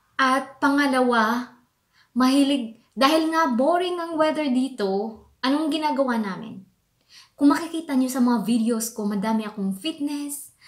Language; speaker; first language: Filipino; native; Filipino